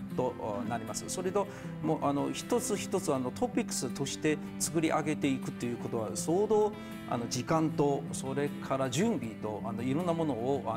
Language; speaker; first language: Japanese; non-native, fluent; Chinese